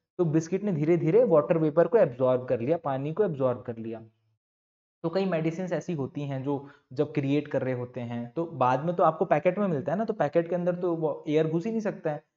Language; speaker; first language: Hindi; native; Hindi